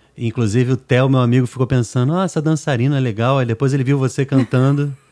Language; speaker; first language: Portuguese; native; Portuguese